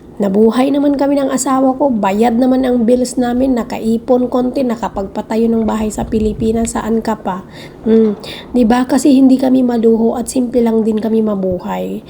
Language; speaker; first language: Filipino; non-native, local second language; Iloko